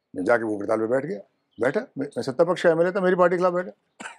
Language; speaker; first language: Hindi; native; Hindi